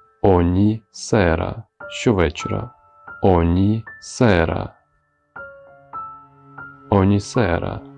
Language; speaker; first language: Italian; non-native, fluent; Ukrainian